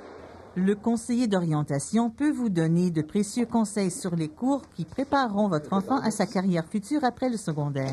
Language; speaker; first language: French; native; French